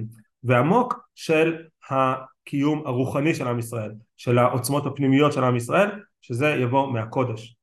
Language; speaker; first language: Hebrew; native; Hebrew